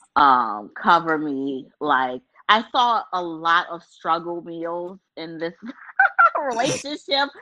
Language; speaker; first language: English; native; English